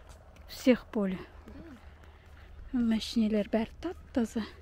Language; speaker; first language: Russian; non-native, local second language; Kazakh